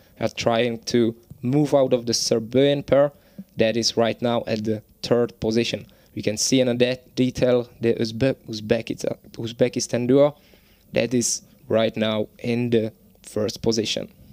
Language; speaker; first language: English; non-native, fluent; Czech